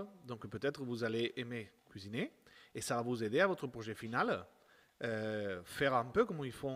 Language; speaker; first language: French; non-native, fluent; Spanish